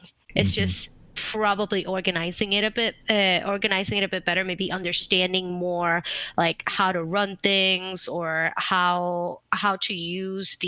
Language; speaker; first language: English; non-native, fluent; Spanish